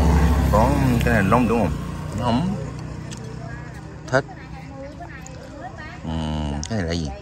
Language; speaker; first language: Vietnamese; non-native, learner; Korean